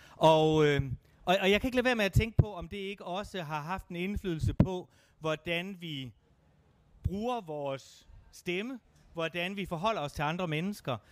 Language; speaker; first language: Danish; native; Danish